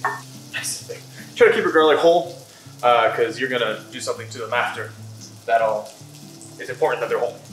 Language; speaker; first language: English; native; English